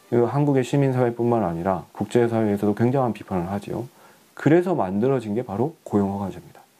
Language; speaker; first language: Korean; native; Korean